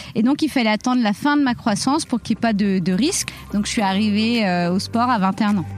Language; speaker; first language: French; native; French